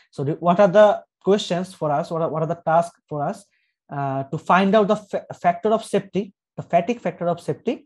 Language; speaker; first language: English; non-native, local second language; Bangla